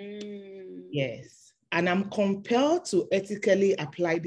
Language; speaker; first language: English; non-native, local second language; Yoruba